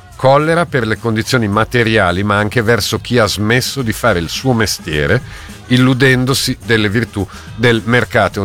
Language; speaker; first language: Italian; native; Italian